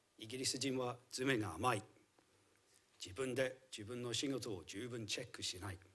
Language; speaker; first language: Japanese; non-native, fluent; English